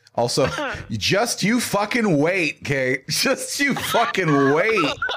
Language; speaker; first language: English; native; English